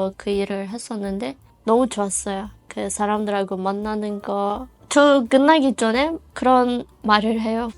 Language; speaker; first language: Korean; non-native, fluent; Azerbaijani